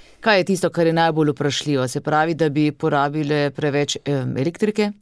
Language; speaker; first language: Slovenian; native; Slovenian